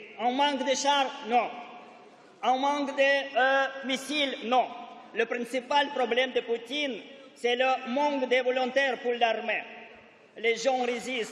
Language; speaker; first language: French; non-native, fluent; Russian